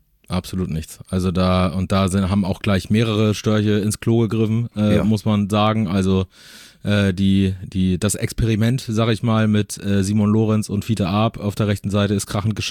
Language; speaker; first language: German; native; German